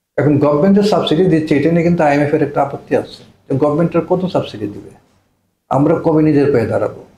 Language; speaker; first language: Bangla; native; Bangla